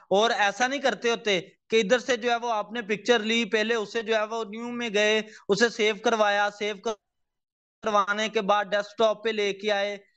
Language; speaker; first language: Urdu; native; Urdu